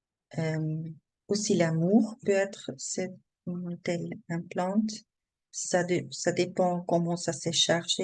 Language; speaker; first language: French; non-native, learner; German